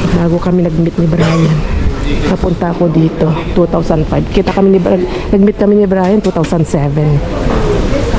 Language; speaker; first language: Filipino; non-native, local second language; Iloko